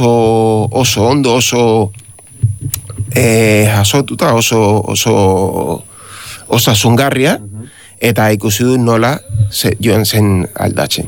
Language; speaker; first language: Basque; non-native, learner; Spanish